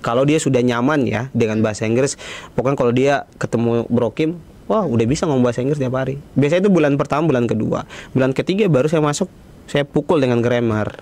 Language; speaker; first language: Indonesian; native; Indonesian